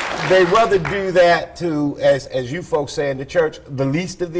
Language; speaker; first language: English; native; English